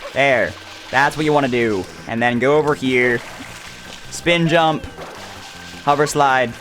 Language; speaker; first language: English; native; English